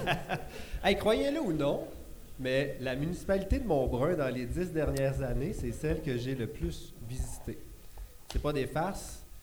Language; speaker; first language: French; native; French